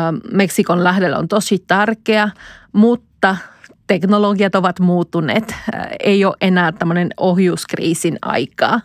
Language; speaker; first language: Finnish; non-native, fluent; Spanish